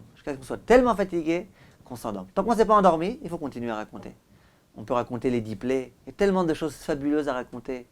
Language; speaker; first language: French; native; French